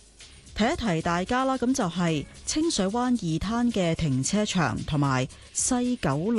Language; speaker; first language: Cantonese; native; Cantonese